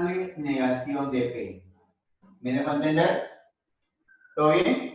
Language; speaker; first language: Spanish; native; Spanish